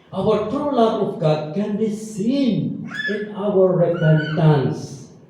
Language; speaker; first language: English; non-native, local second language; Filipino